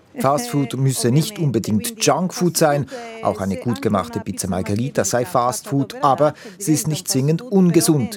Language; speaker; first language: German; native; German